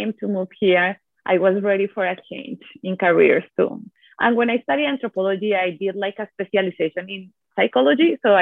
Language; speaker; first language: English; non-native, fluent; Italian